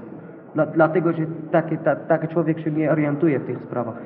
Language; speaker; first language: Polish; non-native, learner; Arabic